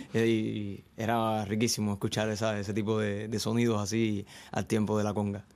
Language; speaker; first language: Spanish; native; Spanish